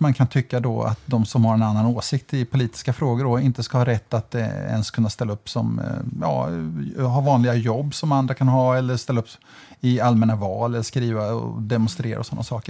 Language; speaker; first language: Swedish; native; Swedish